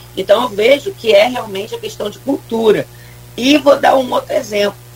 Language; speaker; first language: Portuguese; native; Portuguese